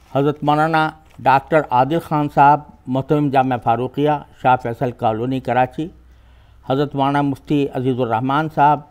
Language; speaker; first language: Urdu; native; Urdu